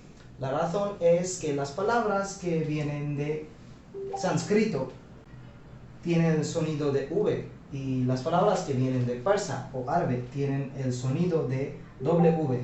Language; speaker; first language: Spanish; non-native, fluent; Hindi